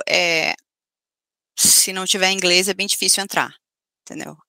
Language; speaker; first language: Portuguese; native; Portuguese